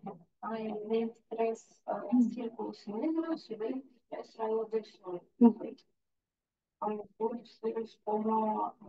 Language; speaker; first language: Spanish; non-native, learner; Russian